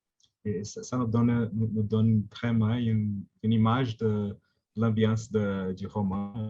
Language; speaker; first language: French; non-native, fluent; Portuguese